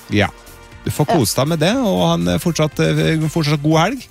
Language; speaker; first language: Norwegian; native; Norwegian